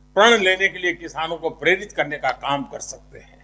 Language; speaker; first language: Hindi; non-native, local second language; Gujarati